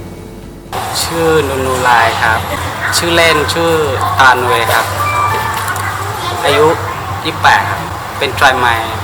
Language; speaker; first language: Thai; non-native, fluent; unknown